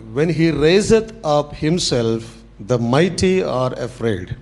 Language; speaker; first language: English; non-native, local second language; Telugu